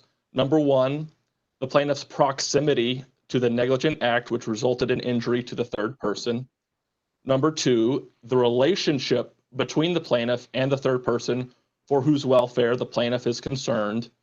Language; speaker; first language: English; native; English